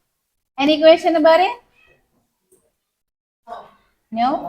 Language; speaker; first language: English; non-native, learner; Indonesian